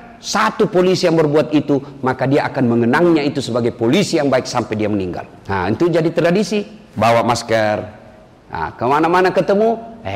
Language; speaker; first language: Indonesian; native; Indonesian